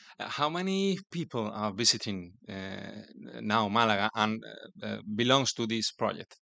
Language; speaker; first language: English; non-native, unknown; Spanish